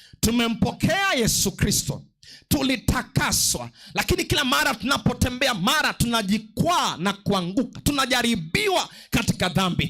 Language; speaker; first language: Swahili; non-native, local second language; Luo (Kenya and Tanzania)